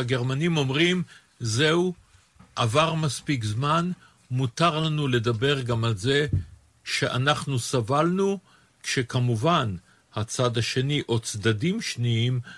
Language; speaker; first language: Hebrew; native; Hebrew